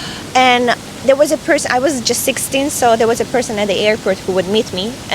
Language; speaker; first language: English; non-native, fluent; Russian